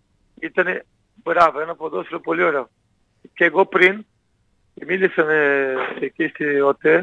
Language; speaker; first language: Greek; non-native, learner; Portuguese